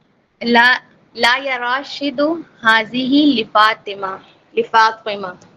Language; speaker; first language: Arabic; non-native, learner; Urdu